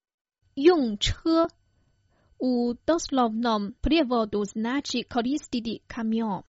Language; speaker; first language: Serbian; non-native, fluent; Chinese